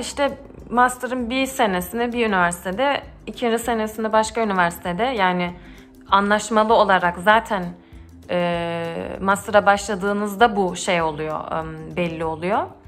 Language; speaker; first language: Turkish; early bilingual, heritage; Turkish